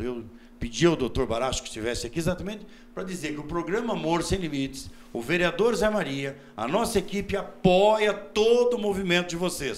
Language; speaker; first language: Portuguese; native; Portuguese